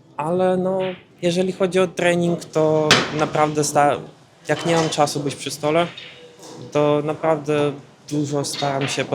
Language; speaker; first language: Polish; non-native, fluent; Ukrainian